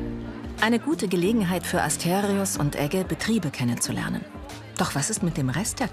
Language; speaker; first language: German; native; German